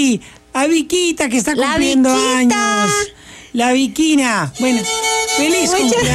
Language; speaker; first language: Spanish; native; Spanish